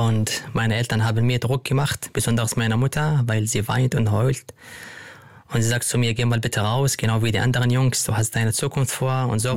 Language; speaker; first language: German; non-native, learner; Arabic